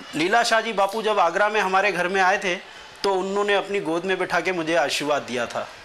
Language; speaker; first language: Hindi; non-native, local second language; Sindhi